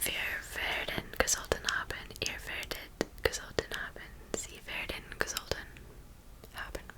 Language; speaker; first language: German; non-native, learner; English